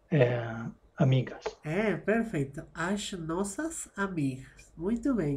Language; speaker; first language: Portuguese; non-native, fluent; Spanish